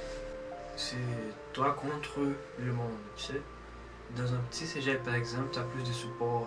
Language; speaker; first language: French; non-native, fluent; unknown